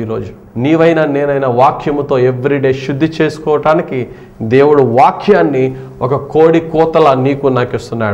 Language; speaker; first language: Telugu; native; Telugu